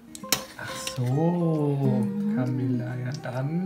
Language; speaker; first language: German; native; German